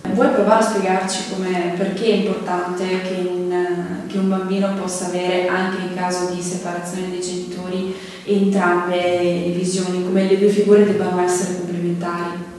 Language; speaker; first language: Italian; native; Italian